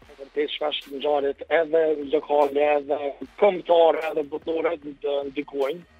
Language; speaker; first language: Albanian; native; Albanian